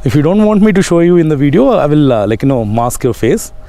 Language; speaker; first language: English; non-native, local second language; Telugu